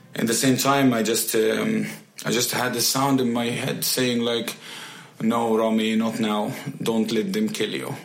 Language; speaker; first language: English; non-native, fluent; Arabic